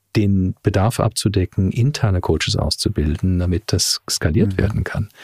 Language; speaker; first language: German; early bilingual, heritage; English